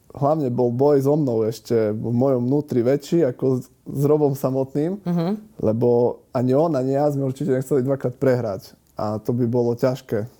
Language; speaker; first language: Slovak; native; Slovak